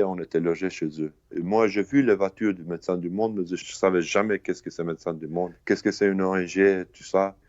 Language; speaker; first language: French; non-native, learner; Albanian